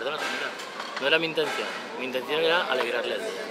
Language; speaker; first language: Spanish; native; Spanish